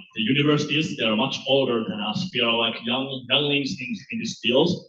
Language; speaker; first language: English; non-native, fluent; Finnish